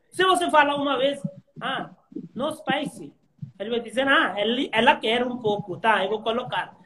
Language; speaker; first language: Portuguese; non-native, learner; Hindi